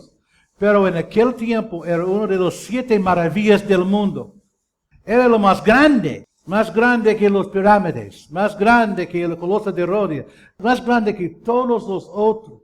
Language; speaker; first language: Spanish; non-native, fluent; English